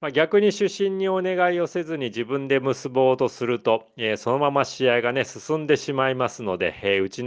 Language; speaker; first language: Japanese; native; Japanese